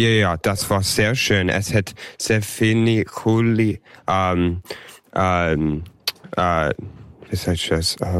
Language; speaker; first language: German; early bilingual, heritage; English